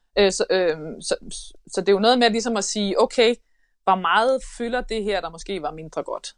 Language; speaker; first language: Danish; native; Danish